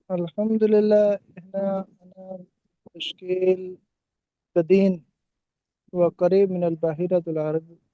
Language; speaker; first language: Arabic; non-native, learner; Urdu